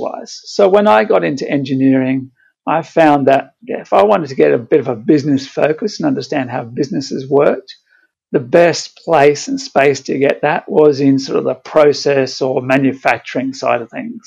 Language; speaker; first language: English; native; English